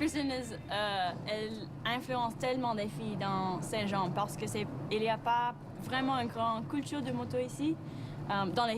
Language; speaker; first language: French; non-native, learner; English